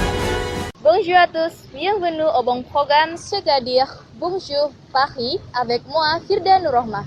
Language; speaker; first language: French; non-native, learner; Indonesian